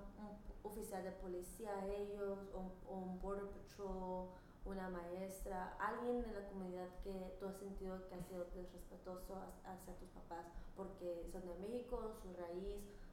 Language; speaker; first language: Spanish; early bilingual, heritage; Spanish